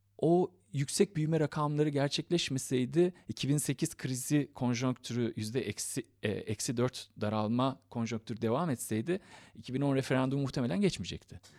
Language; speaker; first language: Turkish; native; Turkish